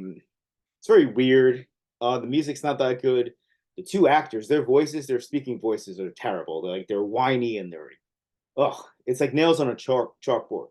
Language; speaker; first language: English; native; English